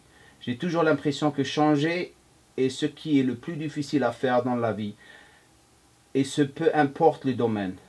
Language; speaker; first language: French; non-native, fluent; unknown